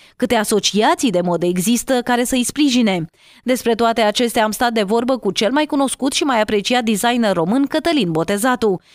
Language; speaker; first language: Romanian; native; Romanian